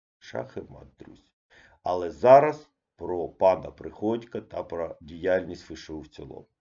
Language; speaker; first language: Ukrainian; non-native, local second language; Russian